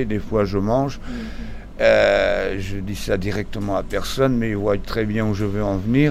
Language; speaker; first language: French; non-native, fluent; Portuguese